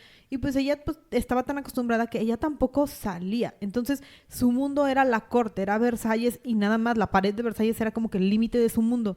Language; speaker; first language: Spanish; native; Spanish